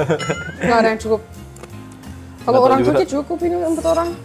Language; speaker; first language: Indonesian; non-native, fluent; Turkish